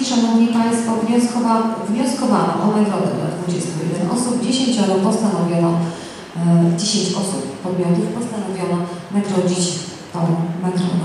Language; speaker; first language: Polish; native; Polish